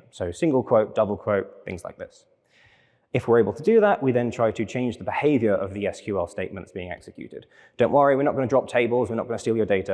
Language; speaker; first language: English; native; English